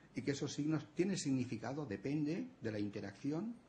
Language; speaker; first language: Spanish; non-native, local second language; Catalan